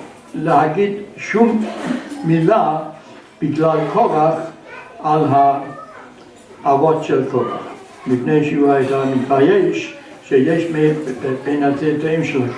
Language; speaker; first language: Hebrew; non-native, fluent; German